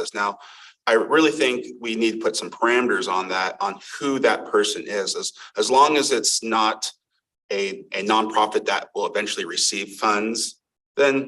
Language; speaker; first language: English; native; English